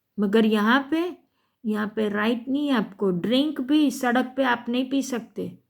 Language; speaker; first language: Hindi; non-native, local second language; Gujarati